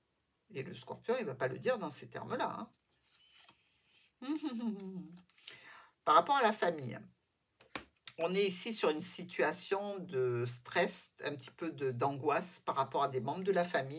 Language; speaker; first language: French; native; French